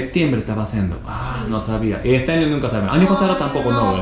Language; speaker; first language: Spanish; non-native, learner; Japanese